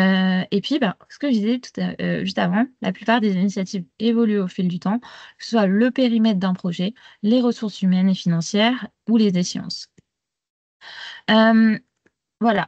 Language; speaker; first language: French; native; French